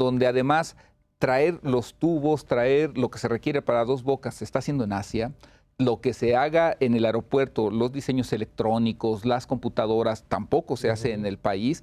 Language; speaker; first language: Spanish; native; Spanish